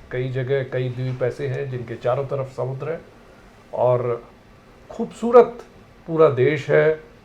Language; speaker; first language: Hindi; native; Hindi